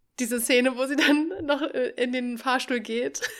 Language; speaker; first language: German; native; German